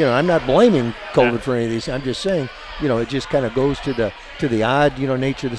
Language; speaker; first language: English; native; English